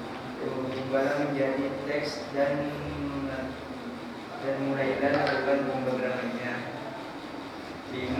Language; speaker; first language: Indonesian; native; Indonesian